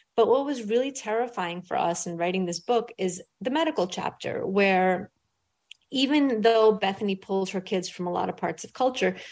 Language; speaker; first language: English; early bilingual, other home language; Russian